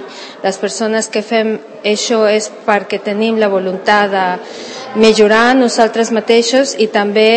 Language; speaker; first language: Catalan; non-native, local second language; Spanish